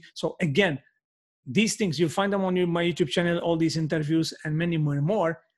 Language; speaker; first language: English; non-native, fluent; Maltese